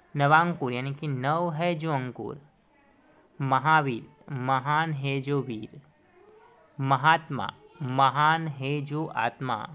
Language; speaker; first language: Hindi; non-native, local second language; Gujarati